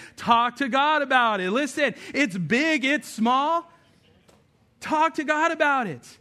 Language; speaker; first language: English; native; English